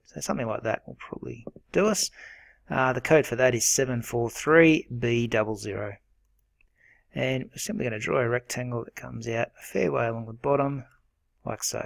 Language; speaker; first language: English; native; English